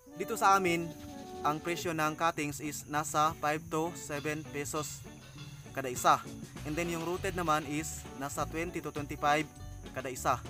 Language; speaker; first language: Filipino; non-native, local second language; Cebuano